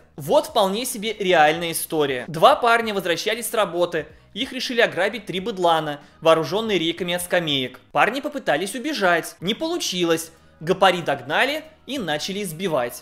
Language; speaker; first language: Russian; native; Russian